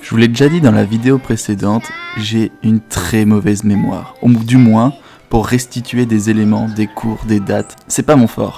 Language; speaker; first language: French; native; French